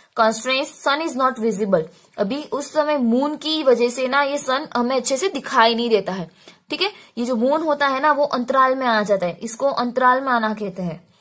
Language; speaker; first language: Hindi; non-native, local second language; Gujarati